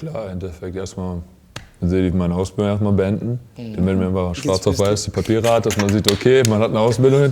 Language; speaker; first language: German; early bilingual, other home language; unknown